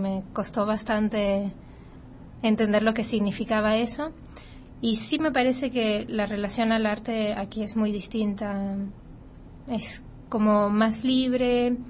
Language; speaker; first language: Spanish; early bilingual, heritage; Spanish